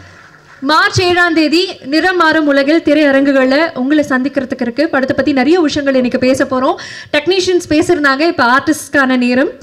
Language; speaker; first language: Tamil; native; Tamil